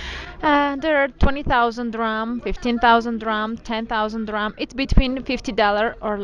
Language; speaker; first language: English; non-native, learner; Armenian